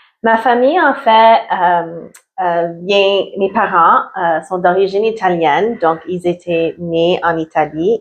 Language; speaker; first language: French; early bilingual, other home language; Italian